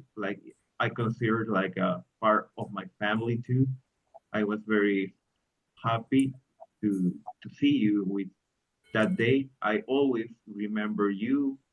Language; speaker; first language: English; non-native, learner; Spanish